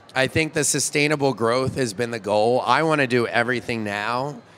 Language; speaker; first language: English; native; English